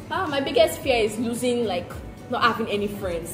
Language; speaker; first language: English; non-native, local second language; Yoruba